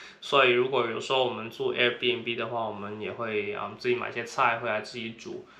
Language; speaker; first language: Chinese; non-native, local second language; Cantonese